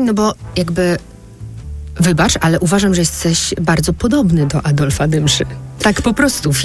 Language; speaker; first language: Polish; native; Polish